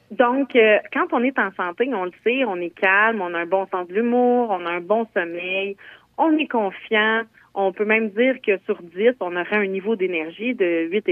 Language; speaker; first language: French; native; French